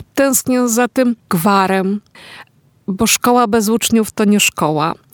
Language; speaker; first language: Polish; native; Polish